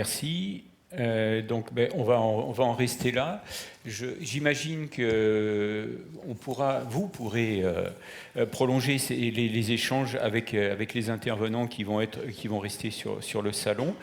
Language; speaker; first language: French; native; French